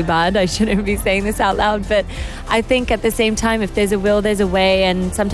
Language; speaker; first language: English; native; English